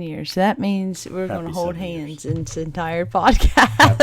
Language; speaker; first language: English; native; English